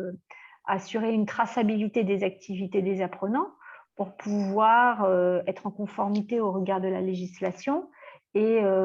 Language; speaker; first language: French; native; French